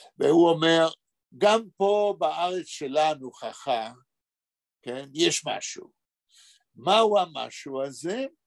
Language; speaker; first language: Hebrew; non-native, fluent; Spanish